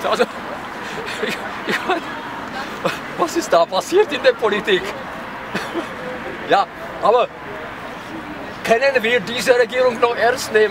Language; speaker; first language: German; non-native, fluent; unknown